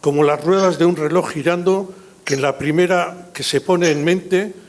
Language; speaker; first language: Spanish; non-native, local second language; Basque